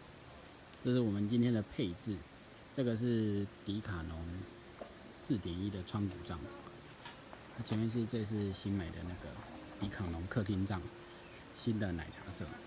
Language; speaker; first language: Chinese; native; Chinese